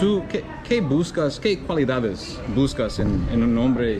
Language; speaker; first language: Spanish; non-native, learner; English